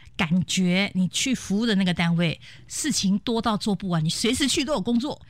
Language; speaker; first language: Chinese; native; Chinese